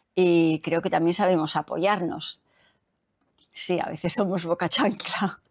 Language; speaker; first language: Spanish; native; Spanish